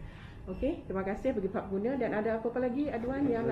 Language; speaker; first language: Malay; native; Malay